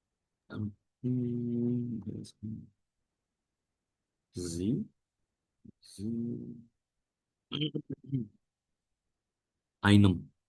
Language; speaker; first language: German; non-native, learner; Indonesian